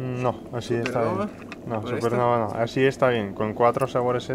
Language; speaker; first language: Spanish; native; Spanish